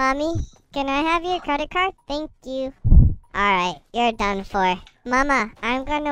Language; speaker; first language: English; native; English